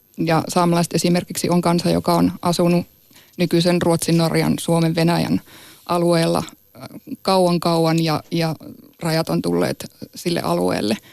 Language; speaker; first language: Finnish; non-native, local second language; Northern Sami